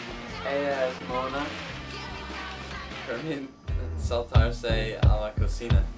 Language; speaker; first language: Spanish; non-native, learner; English